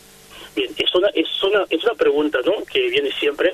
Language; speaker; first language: Spanish; non-native, fluent; Haitian Creole